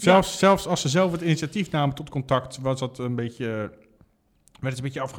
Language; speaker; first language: Dutch; native; Dutch